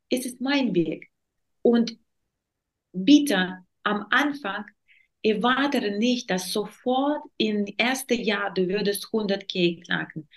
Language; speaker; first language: German; non-native, learner; Russian